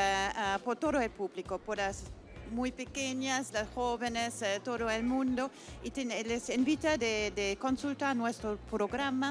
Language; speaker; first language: Spanish; non-native, fluent; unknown